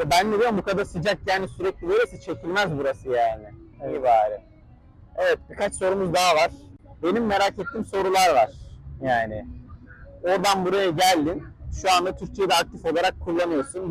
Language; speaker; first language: Turkish; native; Turkish